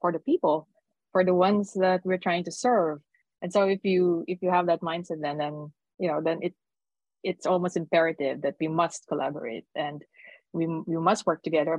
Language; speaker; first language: English; non-native, local second language; Filipino